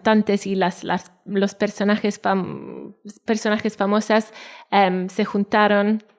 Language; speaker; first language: Spanish; non-native, fluent; Welsh